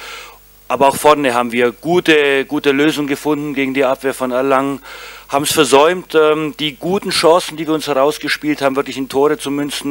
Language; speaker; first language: German; native; German